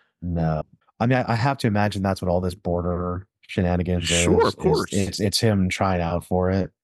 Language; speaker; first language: English; native; English